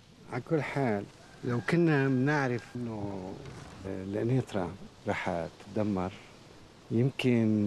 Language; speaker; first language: Arabic; native; Arabic